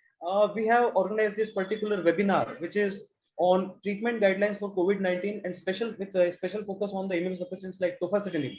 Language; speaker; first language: English; non-native, local second language; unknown